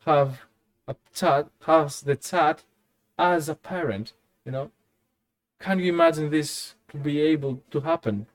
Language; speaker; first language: English; non-native, fluent; Greek